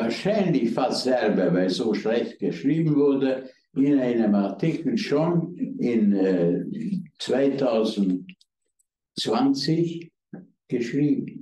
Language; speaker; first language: German; non-native, fluent; Hungarian